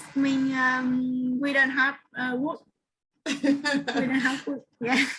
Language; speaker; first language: English; non-native, learner; Vietnamese